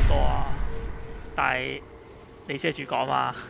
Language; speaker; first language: Chinese; native; Chinese